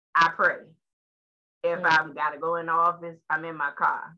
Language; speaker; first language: English; native; English